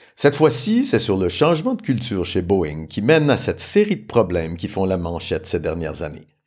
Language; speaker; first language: French; native; French